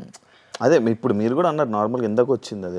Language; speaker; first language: Telugu; native; Telugu